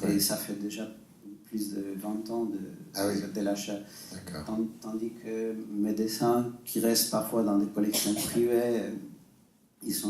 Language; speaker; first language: French; non-native, fluent; Spanish